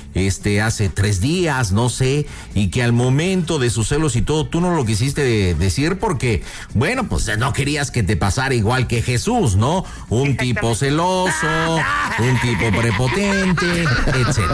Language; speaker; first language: Spanish; native; Spanish